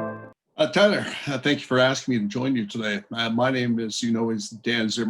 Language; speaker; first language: English; native; English